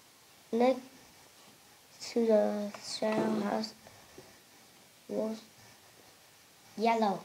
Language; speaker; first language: English; non-native, learner; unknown